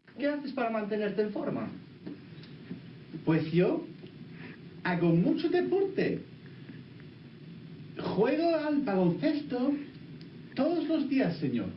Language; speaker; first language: Spanish; non-native, learner; English